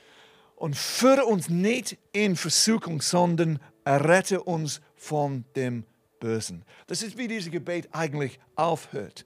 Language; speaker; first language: German; non-native, fluent; English